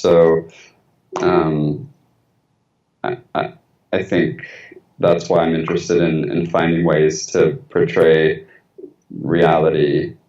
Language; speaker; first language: English; early bilingual, other home language; Spanish